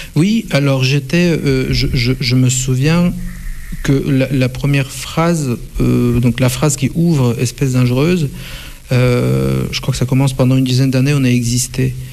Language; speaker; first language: French; non-native, fluent; Russian